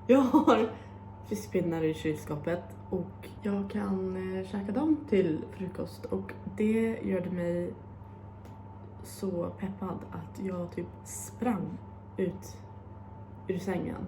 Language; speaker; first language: Swedish; non-native, fluent; English